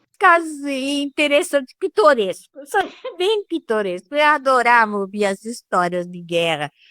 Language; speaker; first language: Portuguese; early bilingual, other home language; Italian